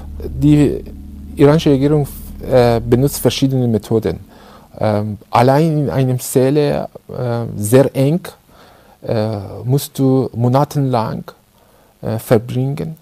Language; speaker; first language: German; non-native, learner; Persian